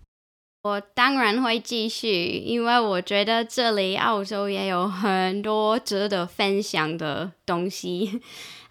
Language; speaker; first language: Chinese; non-native, fluent; English